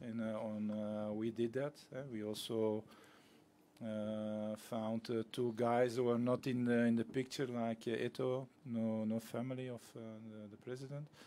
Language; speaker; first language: English; non-native, fluent; Dutch